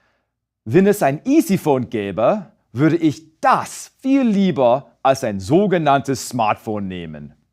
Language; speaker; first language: German; non-native, fluent; English